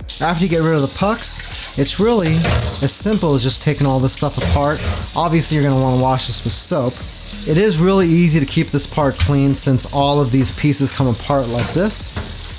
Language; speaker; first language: English; native; English